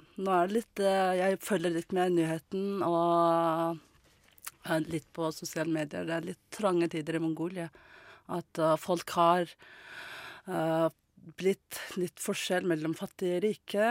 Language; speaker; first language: Norwegian; non-native, learner; Mongolian